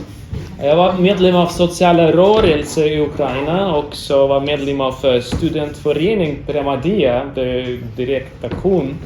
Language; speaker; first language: Swedish; non-native, learner; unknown